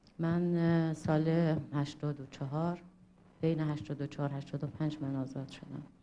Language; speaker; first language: Persian; non-native, local second language; Kurdish